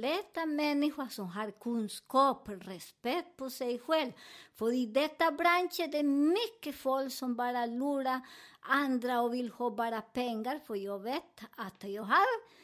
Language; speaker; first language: Swedish; non-native, learner; Spanish